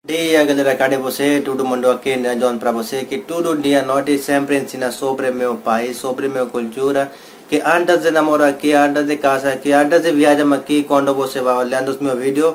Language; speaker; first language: Portuguese; non-native, learner; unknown